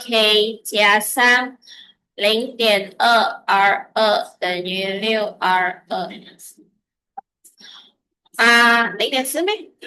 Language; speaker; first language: Chinese; early bilingual, heritage; Chinese